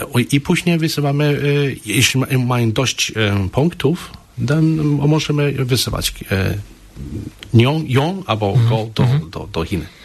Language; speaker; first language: Polish; non-native, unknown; Chinese